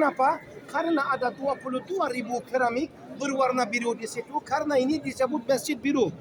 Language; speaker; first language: Indonesian; non-native, learner; Turkish